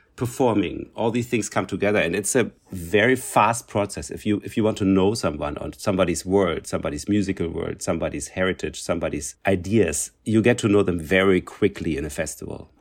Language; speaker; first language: English; non-native, fluent; German